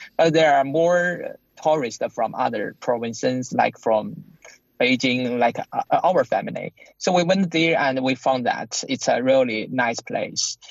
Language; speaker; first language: English; non-native, fluent; Chinese